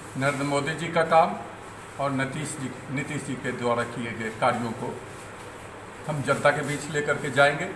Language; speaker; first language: Hindi; native; Hindi